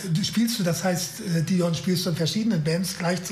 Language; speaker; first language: German; native; German